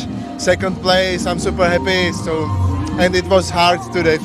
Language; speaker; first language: English; non-native, learner; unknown